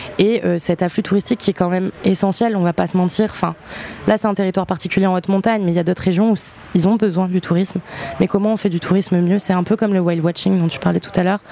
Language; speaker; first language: French; native; French